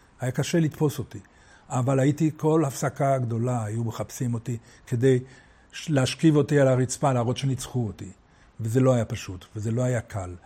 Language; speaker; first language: Hebrew; native; Hebrew